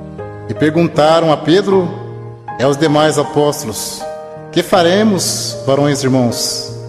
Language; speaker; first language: Portuguese; native; Portuguese